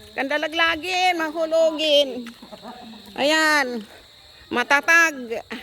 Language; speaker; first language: Filipino; non-native, local second language; Waray